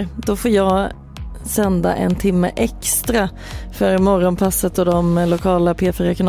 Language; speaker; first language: Swedish; native; Swedish